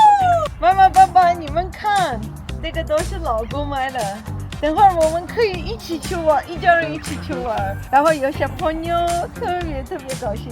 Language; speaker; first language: Chinese; non-native, learner; Armenian